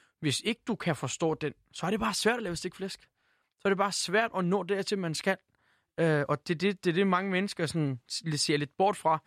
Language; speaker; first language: Danish; early bilingual, other home language; Turkish